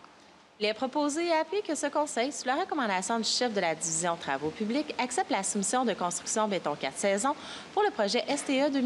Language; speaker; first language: French; native; French